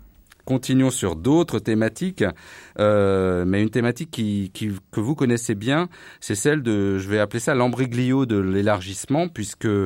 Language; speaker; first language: French; native; French